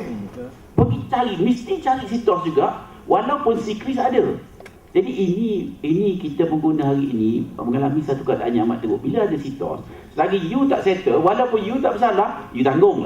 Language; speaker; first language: Malay; native; Malay